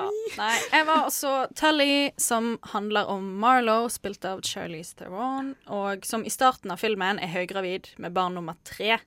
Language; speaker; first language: Norwegian; native; Norwegian